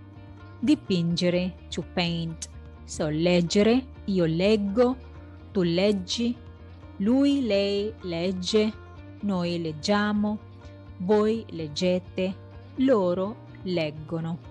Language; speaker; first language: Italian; non-native, fluent; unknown